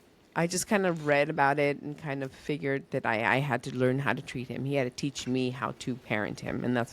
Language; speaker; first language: English; early bilingual, other home language; Spanish